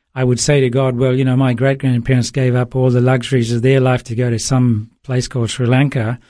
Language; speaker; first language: English; early bilingual, other home language; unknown